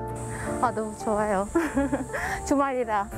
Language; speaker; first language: Korean; non-native, fluent; Vietnamese